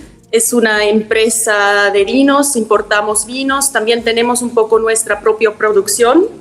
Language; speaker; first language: Spanish; non-native, fluent; German